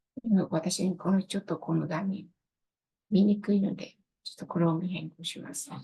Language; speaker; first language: Japanese; non-native, fluent; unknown